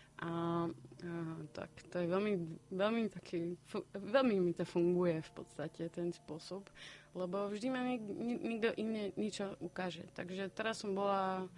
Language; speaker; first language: Slovak; non-native, fluent; Dutch